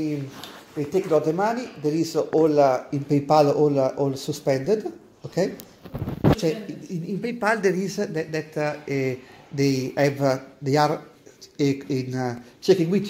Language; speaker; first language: English; non-native, learner; Italian